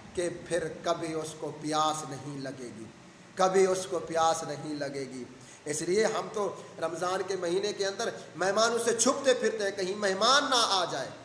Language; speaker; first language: Urdu; non-native, local second language; Saraiki